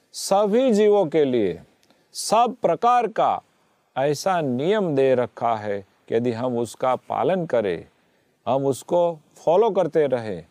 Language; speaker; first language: Hindi; non-native, local second language; Gujarati